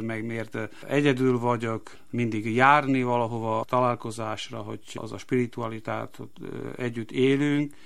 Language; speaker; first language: Hungarian; non-native, local second language; Slovak